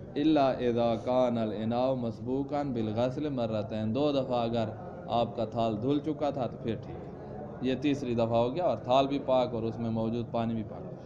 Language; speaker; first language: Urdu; non-native, local second language; Punjabi